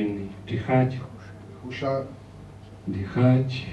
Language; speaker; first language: Russian; non-native, learner; Czech